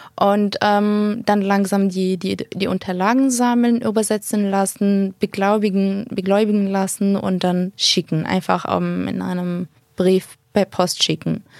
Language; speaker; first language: German; non-native, fluent; Arabic